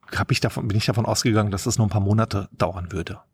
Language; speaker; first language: German; native; German